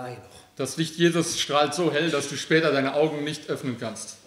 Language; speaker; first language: German; early bilingual, other home language; Aramaic